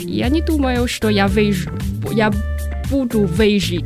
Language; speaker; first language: Russian; non-native, learner; Chinese